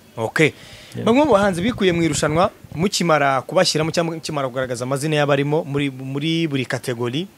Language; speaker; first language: Kinyarwanda; native; Kinyarwanda